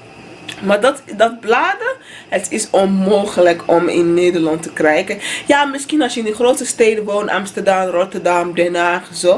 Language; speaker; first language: Dutch; non-native, fluent; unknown